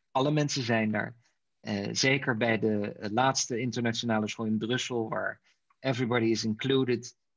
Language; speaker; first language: Dutch; native; Dutch